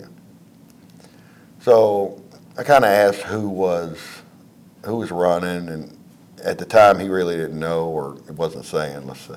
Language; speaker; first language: English; native; English